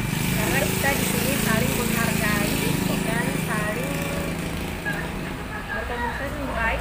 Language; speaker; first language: Indonesian; non-native, local second language; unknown